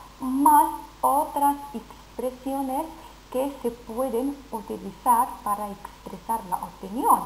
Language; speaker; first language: Spanish; non-native, fluent; Arabic